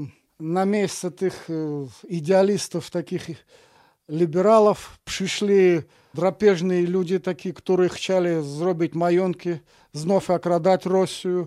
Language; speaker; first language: Polish; non-native, fluent; Russian